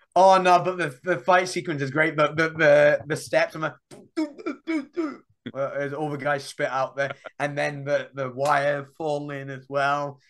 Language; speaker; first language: English; native; English